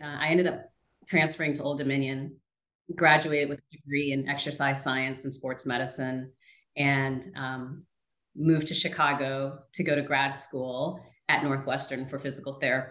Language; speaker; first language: English; native; English